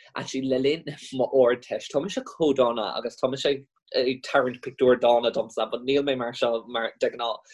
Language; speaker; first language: Irish; non-native, local second language; English